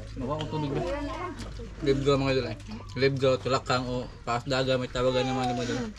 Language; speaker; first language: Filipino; non-native, local second language; Cebuano